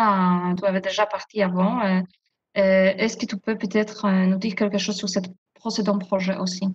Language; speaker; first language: French; non-native, fluent; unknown